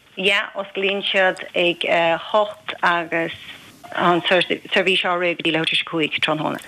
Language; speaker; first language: Irish; native; Irish